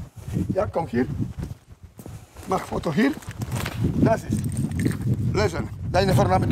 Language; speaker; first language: German; non-native, learner; Polish